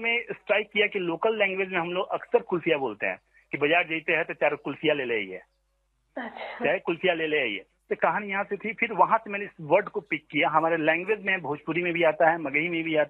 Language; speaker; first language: Hindi; native; Hindi